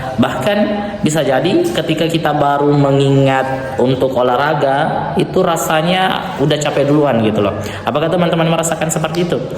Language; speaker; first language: Indonesian; non-native, local second language; Buginese